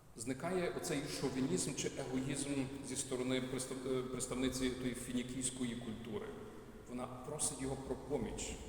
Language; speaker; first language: Ukrainian; native; Ukrainian